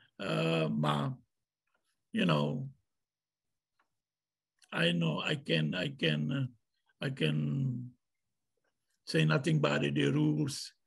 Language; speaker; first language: English; non-native, learner; Czech